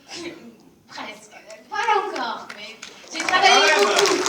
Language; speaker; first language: French; non-native, learner; English